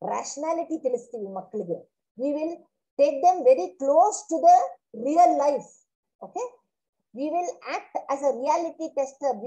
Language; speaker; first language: English; non-native, local second language; Kannada